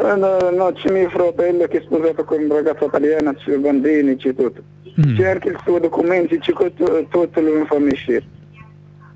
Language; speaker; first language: Italian; non-native, learner; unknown